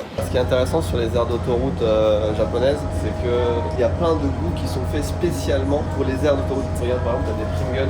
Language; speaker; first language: French; native; French